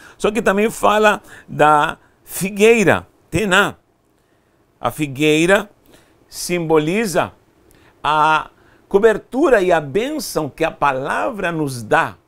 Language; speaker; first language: Portuguese; non-native, fluent; Spanish